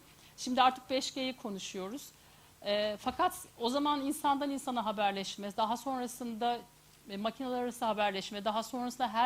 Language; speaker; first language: Turkish; native; Turkish